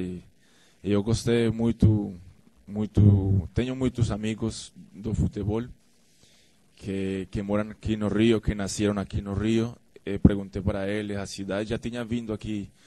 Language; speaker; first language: Portuguese; non-native, fluent; Spanish